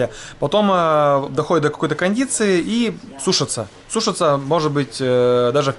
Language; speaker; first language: Russian; native; Russian